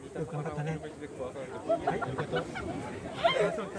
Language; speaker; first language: Japanese; native; Japanese